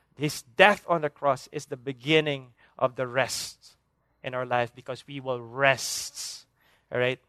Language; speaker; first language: English; non-native, local second language; Hiligaynon